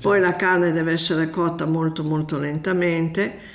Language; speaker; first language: Italian; native; Italian